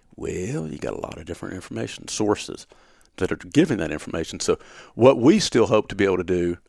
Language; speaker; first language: English; native; English